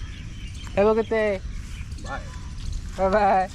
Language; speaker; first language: English; non-native, learner; Korean